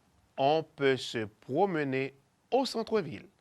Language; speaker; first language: French; non-native, fluent; Spanish